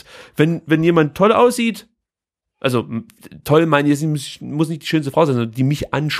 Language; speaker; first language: German; native; German